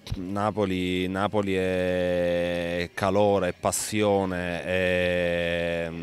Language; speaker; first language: Italian; native; Italian